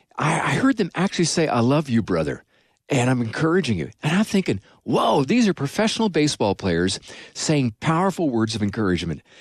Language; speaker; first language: English; native; English